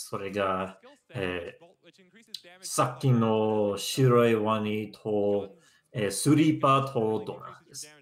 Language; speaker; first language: Japanese; non-native, learner; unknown